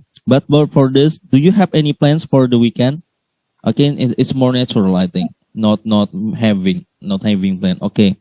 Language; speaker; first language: English; non-native, learner; Indonesian